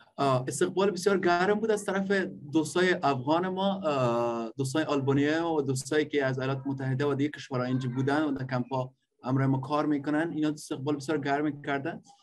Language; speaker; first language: Persian; native; Persian